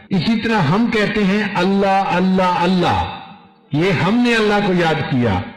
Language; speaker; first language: Urdu; non-native, local second language; Punjabi